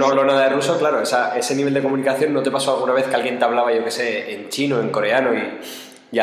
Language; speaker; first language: Spanish; native; Spanish